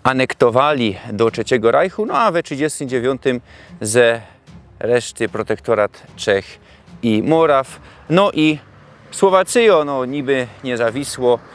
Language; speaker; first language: Polish; non-native, local second language; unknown